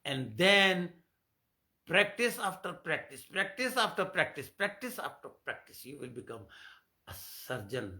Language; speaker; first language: English; non-native, local second language; Hindi